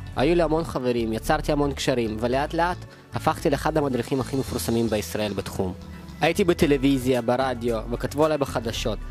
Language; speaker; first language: Hebrew; early bilingual, other home language; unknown